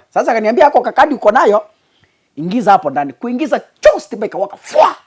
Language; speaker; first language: Swahili; non-native, local second language; Gusii